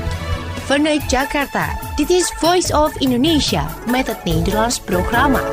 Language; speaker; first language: Dutch; non-native, fluent; Indonesian